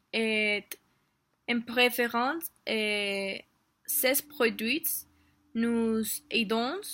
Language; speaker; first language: French; non-native, learner; Spanish